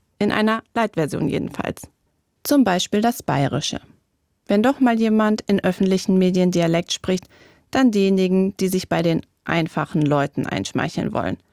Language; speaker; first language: German; native; German